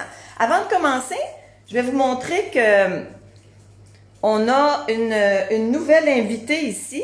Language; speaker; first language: French; native; French